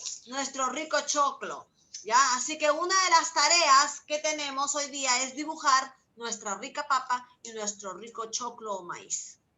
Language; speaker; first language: Spanish; native; Spanish